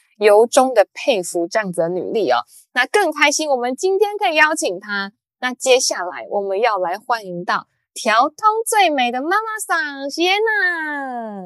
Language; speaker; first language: Chinese; native; Chinese